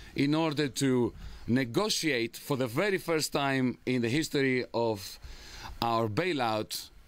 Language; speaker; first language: English; non-native, fluent; Greek